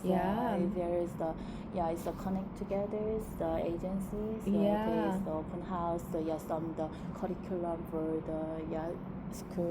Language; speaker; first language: English; non-native, learner; Korean